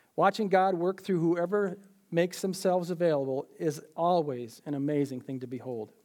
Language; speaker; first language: English; native; English